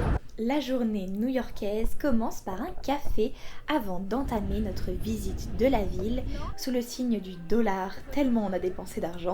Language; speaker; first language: French; native; French